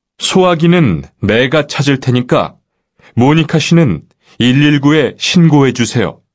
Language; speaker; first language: Korean; native; Korean